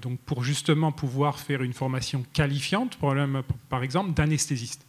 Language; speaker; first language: French; native; French